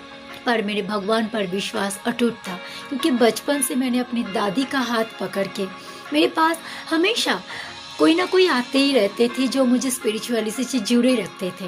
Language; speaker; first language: Hindi; non-native, local second language; Bangla